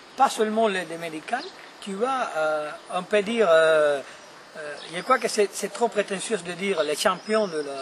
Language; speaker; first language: French; non-native, fluent; Spanish